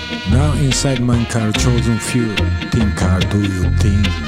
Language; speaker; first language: English; non-native, learner; Japanese